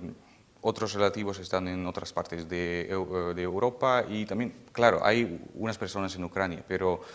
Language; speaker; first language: Spanish; non-native, fluent; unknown